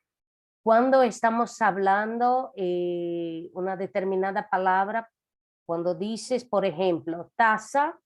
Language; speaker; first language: Spanish; non-native, fluent; Portuguese